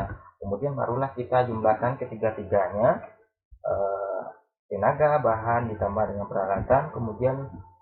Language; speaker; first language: Indonesian; native; Indonesian